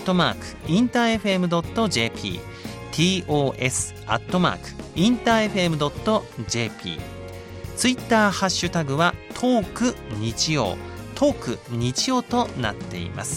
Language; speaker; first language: Japanese; native; Japanese